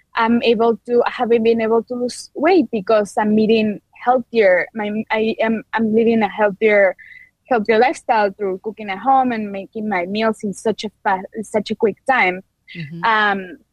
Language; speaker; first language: English; non-native, fluent; Spanish